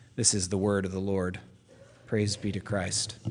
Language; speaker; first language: English; native; English